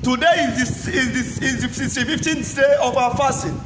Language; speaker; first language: English; non-native, local second language; Yoruba